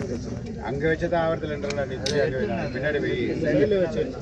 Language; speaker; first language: Tamil; native; Tamil